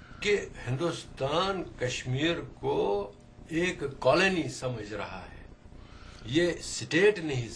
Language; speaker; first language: Urdu; non-native, local second language; Kashmiri